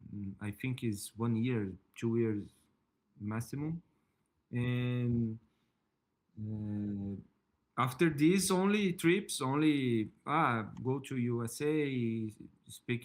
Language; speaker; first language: English; non-native, learner; Portuguese